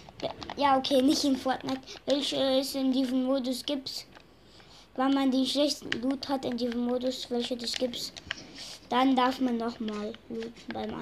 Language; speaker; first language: German; native; German